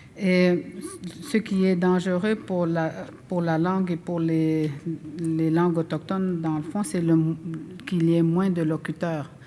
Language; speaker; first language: French; non-native, local second language; Innu-aimun